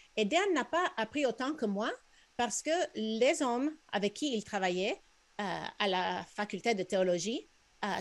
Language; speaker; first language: French; non-native, fluent; Spanish